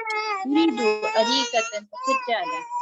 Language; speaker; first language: Arabic; non-native, learner; Urdu